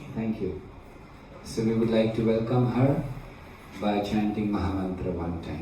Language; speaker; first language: English; non-native, local second language; Hindi